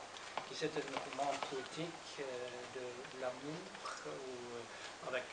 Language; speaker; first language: French; non-native, learner; Norwegian